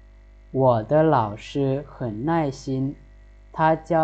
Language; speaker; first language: Chinese; non-native, fluent; Lao